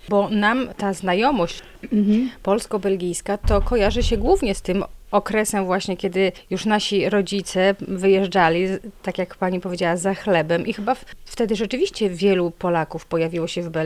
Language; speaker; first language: Polish; native; Polish